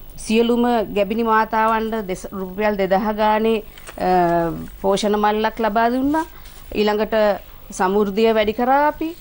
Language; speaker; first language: Sinhala; native; Sinhala